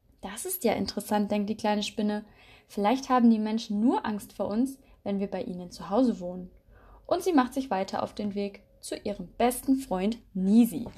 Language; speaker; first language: German; native; German